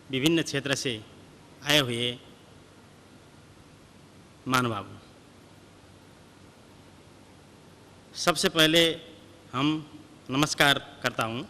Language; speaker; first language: Hindi; non-native, local second language; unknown